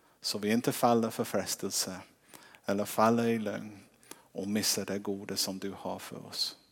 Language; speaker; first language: Swedish; non-native, fluent; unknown